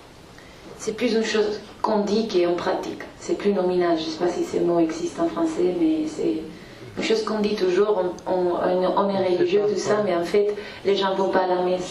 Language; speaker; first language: French; non-native, fluent; Spanish